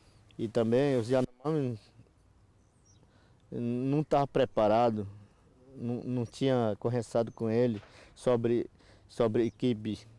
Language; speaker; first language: Portuguese; non-native, local second language; Yanomámi